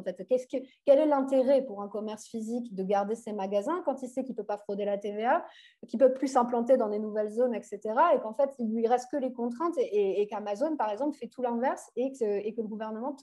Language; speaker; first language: French; native; French